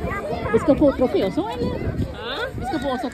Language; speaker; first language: Norwegian; early bilingual, other home language; Cebuano